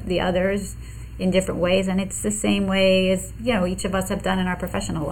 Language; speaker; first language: English; native; English